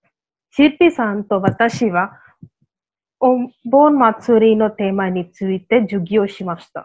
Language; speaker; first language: Japanese; non-native, learner; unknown